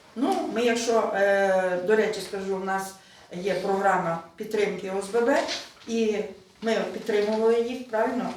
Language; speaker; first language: Ukrainian; native; Ukrainian